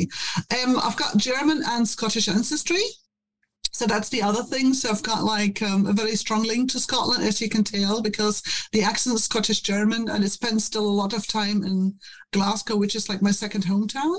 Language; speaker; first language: English; non-native, fluent; German